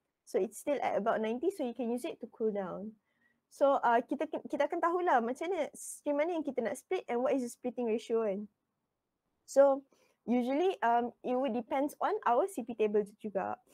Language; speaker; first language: English; non-native, local second language; Malay